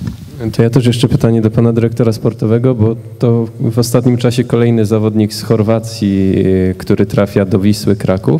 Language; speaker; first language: Polish; native; Polish